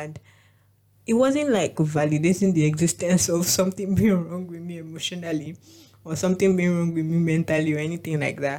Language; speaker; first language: English; non-native, local second language; Yoruba